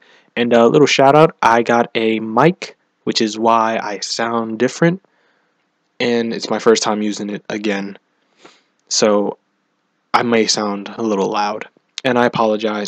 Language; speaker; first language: English; native; English